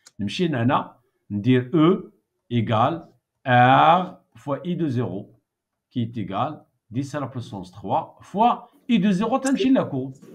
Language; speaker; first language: French; non-native, local second language; Arabic